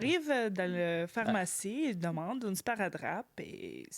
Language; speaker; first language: French; non-native, learner; Ukrainian